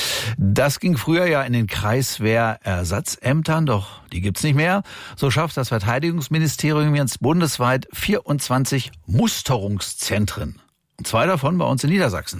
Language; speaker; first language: German; native; German